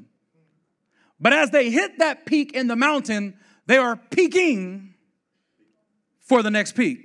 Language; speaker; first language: English; native; English